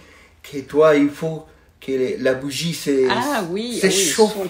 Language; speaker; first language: French; non-native, fluent; Spanish